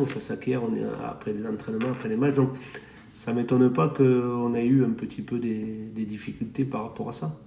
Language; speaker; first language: French; native; French